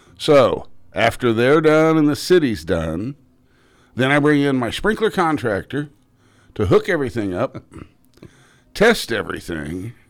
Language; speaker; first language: English; native; English